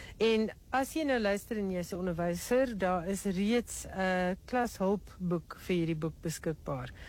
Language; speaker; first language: Afrikaans; native; Afrikaans